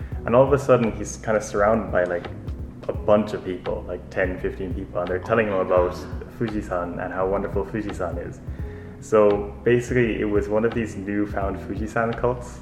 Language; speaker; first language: English; native; English